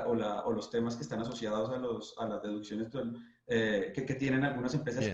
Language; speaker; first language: Spanish; native; Spanish